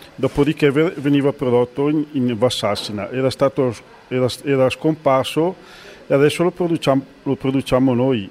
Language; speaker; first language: Italian; native; Italian